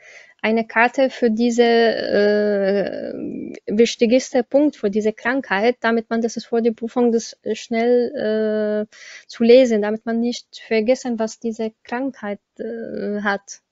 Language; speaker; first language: German; non-native, learner; Arabic